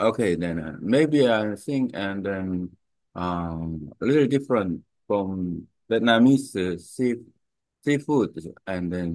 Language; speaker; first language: English; non-native, learner; Korean